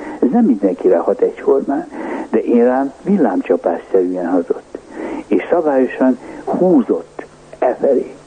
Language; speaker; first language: Hungarian; native; Hungarian